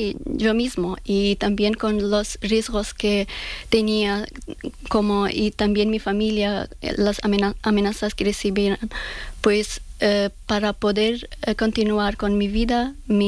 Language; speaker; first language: Spanish; non-native, fluent; Persian